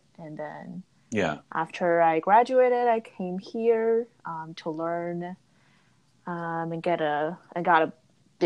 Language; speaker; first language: English; non-native, fluent; Chinese